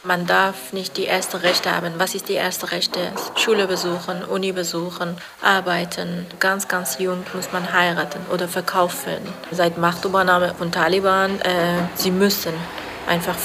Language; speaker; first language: German; non-native, fluent; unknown